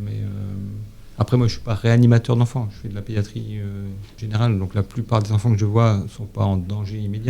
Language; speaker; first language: French; native; French